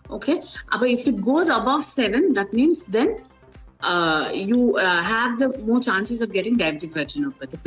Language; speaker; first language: English; non-native, local second language; Malayalam